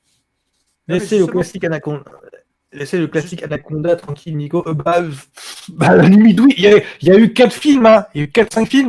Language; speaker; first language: French; native; French